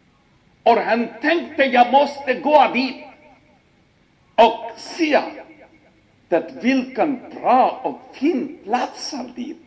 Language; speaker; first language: Swedish; non-native, fluent; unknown